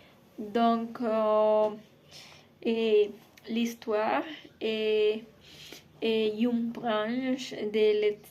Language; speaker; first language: French; non-native, learner; Spanish